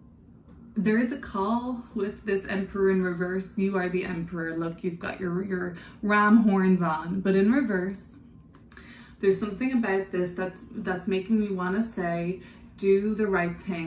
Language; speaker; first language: English; native; English